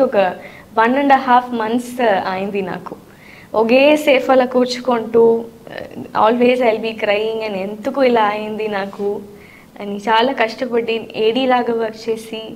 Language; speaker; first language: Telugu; non-native, learner; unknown